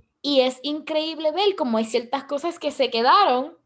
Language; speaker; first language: Spanish; early bilingual, heritage; Spanish